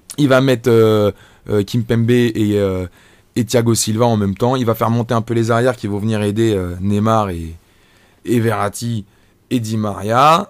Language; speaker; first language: French; native; French